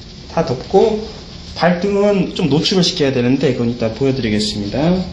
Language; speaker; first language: Korean; native; Korean